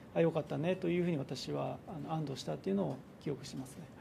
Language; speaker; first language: Japanese; native; Japanese